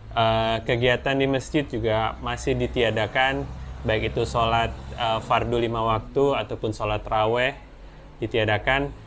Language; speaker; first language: Indonesian; native; Indonesian